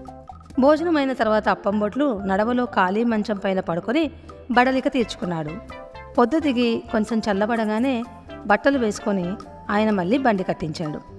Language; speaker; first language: Telugu; native; Telugu